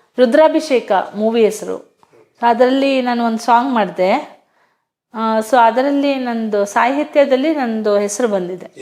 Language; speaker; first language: Kannada; non-native, local second language; Hindi